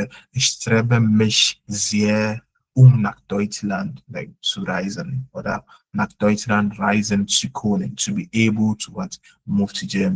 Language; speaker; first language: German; non-native, fluent; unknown